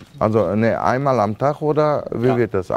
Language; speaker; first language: German; non-native, fluent; Turkish